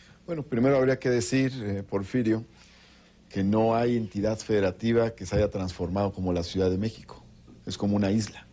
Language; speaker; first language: Spanish; native; Spanish